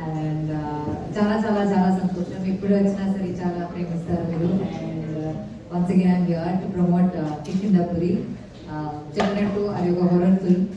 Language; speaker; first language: Telugu; non-native, fluent; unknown